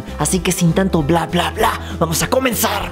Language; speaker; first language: Spanish; native; Spanish